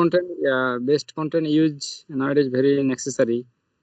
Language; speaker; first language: English; non-native, learner; Santali